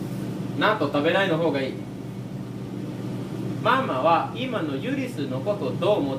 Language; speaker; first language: Japanese; non-native, fluent; Filipino